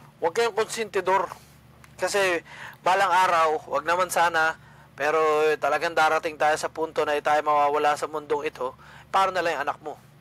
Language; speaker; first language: Filipino; non-native, local second language; Cebuano